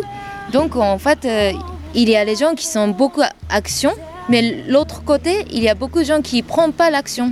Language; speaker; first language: French; non-native, fluent; Japanese